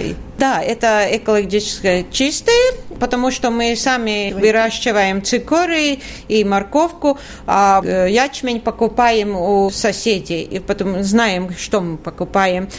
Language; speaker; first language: Russian; non-native, local second language; Latvian